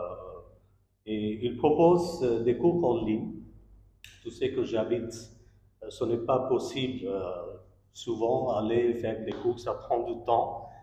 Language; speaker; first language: French; non-native, learner; Bangla